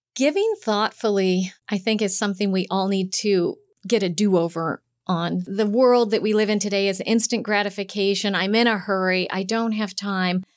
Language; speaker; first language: English; native; English